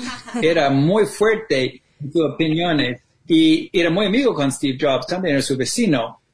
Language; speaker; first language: Spanish; non-native, fluent; English